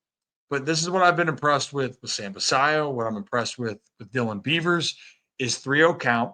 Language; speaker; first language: English; native; English